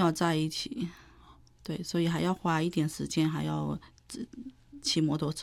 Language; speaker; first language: Chinese; non-native, fluent; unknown